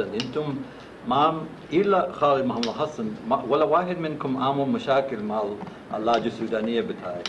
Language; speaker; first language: Arabic; non-native, fluent; English